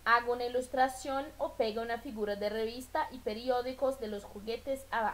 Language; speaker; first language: Spanish; non-native, fluent; Portuguese